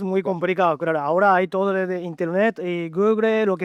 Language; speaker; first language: Spanish; non-native, learner; Japanese